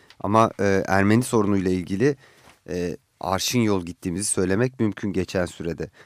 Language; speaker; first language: Turkish; native; Turkish